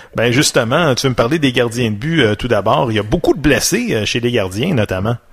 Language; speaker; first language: French; native; French